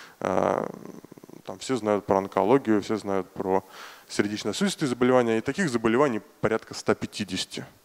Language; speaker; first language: Russian; native; Russian